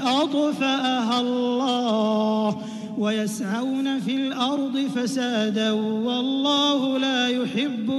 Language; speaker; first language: Arabic; native; Arabic